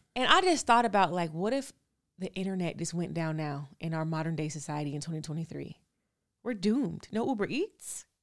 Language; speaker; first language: English; native; English